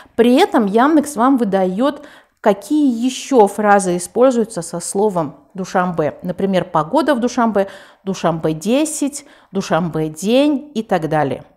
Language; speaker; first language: Russian; non-native, local second language; Tajik